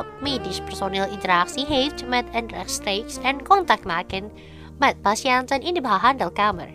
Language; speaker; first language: Dutch; non-native, learner; Indonesian